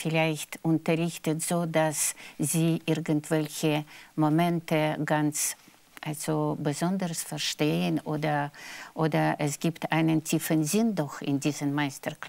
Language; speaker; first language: German; non-native, fluent; Russian